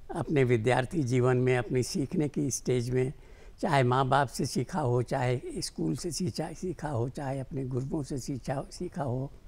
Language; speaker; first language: Hindi; native; Hindi